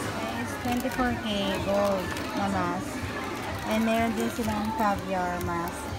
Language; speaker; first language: Filipino; native; Filipino